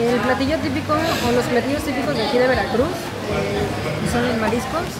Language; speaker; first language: Spanish; native; Spanish